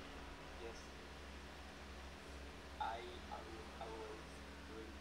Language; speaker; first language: English; non-native, learner; Spanish